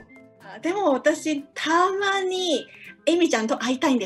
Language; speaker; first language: Japanese; non-native, fluent; Cantonese